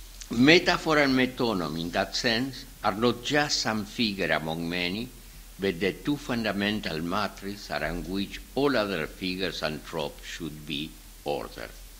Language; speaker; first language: English; non-native, fluent; Spanish